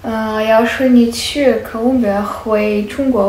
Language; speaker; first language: Chinese; non-native, learner; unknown